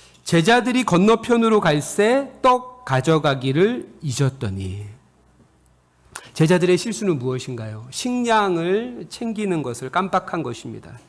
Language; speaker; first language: Korean; native; Korean